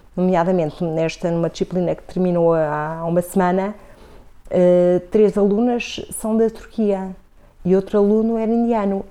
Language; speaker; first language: Portuguese; native; Portuguese